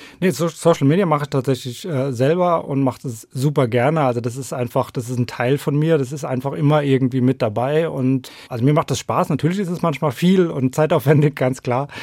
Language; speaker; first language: German; early bilingual, other home language; Norwegian